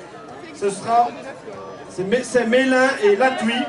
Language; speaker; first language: French; native; French